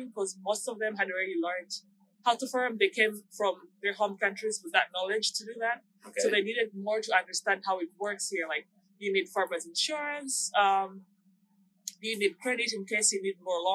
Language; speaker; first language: English; non-native, local second language; Swahili